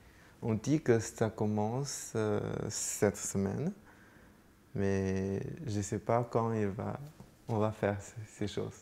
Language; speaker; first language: French; non-native, fluent; Chinese